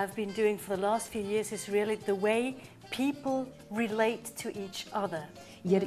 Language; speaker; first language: English; non-native, fluent; German